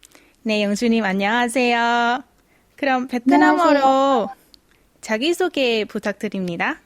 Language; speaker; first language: Korean; non-native, fluent; Vietnamese